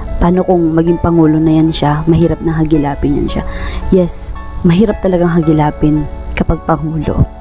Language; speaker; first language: Filipino; non-native, local second language; Bikol